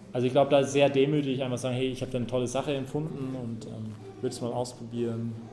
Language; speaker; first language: German; non-native, fluent; English